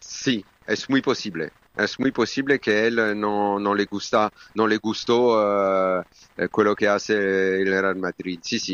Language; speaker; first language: Spanish; non-native, learner; French